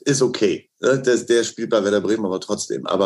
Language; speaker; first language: German; native; German